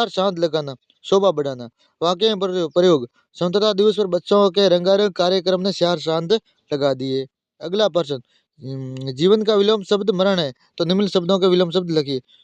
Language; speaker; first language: Hindi; native; Hindi